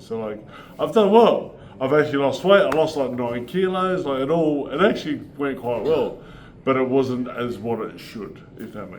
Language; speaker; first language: English; native; English